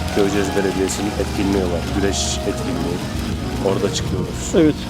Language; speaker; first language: Turkish; native; Turkish